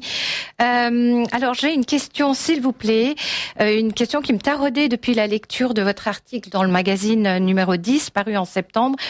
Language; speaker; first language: French; native; French